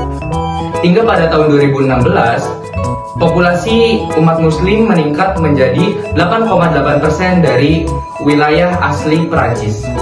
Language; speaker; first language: Indonesian; native; Indonesian